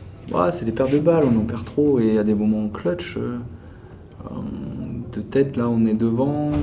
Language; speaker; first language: French; native; French